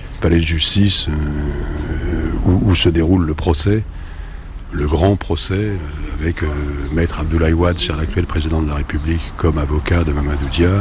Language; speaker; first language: French; native; French